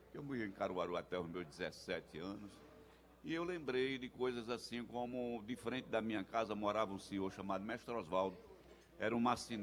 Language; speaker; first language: Portuguese; native; Portuguese